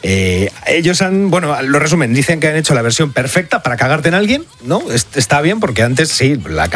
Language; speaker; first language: Spanish; native; Spanish